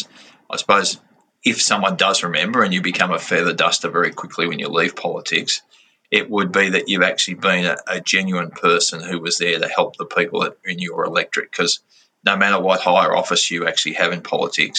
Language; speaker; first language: English; native; English